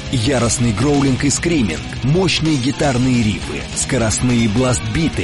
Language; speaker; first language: Russian; native; Russian